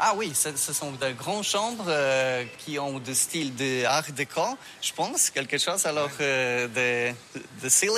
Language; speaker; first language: French; non-native, fluent; Polish